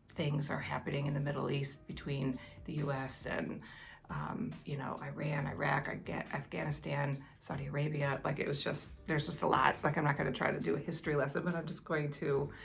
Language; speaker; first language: English; native; English